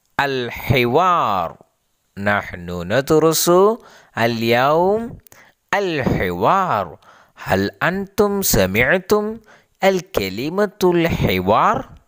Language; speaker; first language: Arabic; non-native, fluent; Malayalam